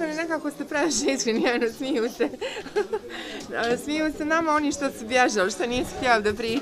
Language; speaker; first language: Croatian; native; Croatian